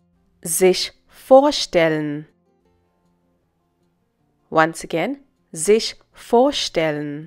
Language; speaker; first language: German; non-native, fluent; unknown